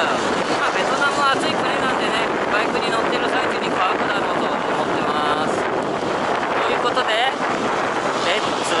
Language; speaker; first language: Japanese; native; Japanese